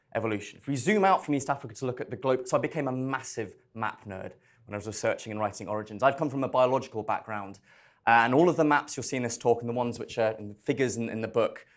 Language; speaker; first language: English; native; English